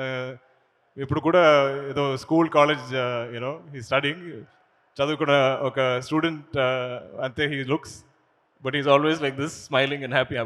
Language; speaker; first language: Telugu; non-native, learner; Malayalam